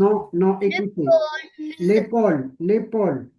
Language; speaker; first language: French; non-native, local second language; Arabic